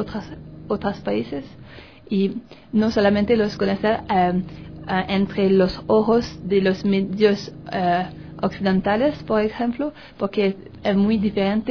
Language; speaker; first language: Spanish; non-native, learner; French